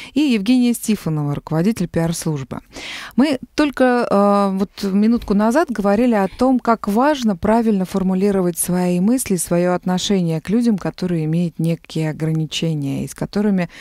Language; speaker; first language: Russian; native; Russian